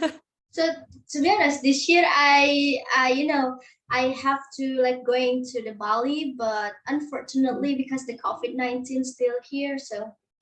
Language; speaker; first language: English; non-native, learner; Indonesian